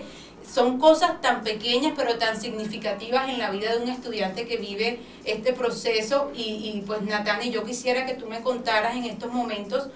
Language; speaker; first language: Spanish; native; Spanish